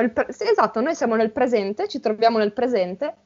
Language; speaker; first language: Italian; native; Italian